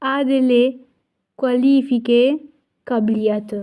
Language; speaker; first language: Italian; non-native, fluent; Urdu